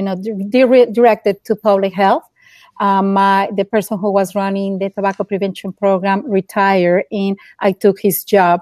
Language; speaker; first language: English; non-native, fluent; Spanish